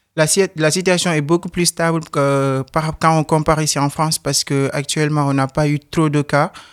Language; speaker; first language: French; non-native, local second language; Wolof